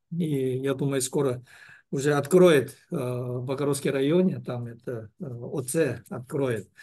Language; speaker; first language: Russian; non-native, learner; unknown